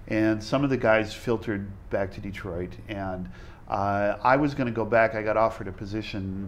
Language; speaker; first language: English; native; English